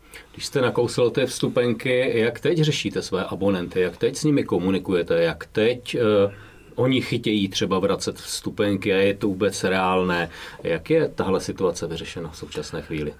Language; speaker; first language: Czech; native; Czech